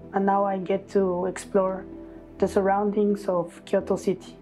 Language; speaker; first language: English; non-native, fluent; Spanish